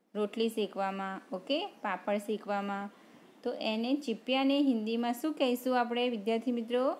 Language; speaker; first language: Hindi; non-native, local second language; Gujarati